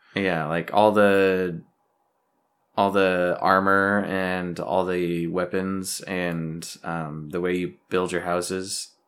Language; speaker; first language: English; native; English